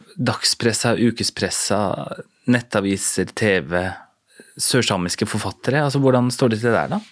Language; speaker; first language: Norwegian; native; Norwegian